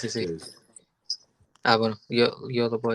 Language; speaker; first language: Spanish; non-native, learner; English